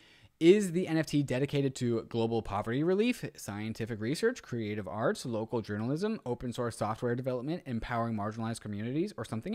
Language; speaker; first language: English; native; English